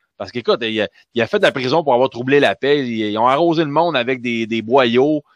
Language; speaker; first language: French; native; French